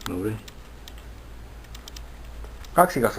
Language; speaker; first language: Bulgarian; non-native, learner; Finnish